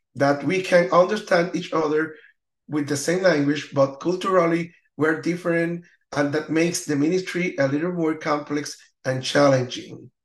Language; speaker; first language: English; non-native, learner; Spanish